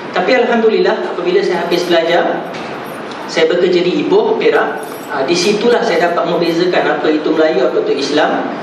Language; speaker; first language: Malay; non-native, local second language; Tamil